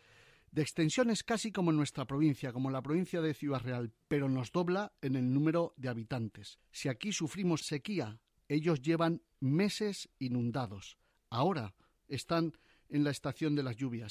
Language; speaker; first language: Spanish; native; Spanish